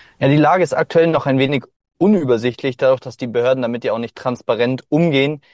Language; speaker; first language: German; native; German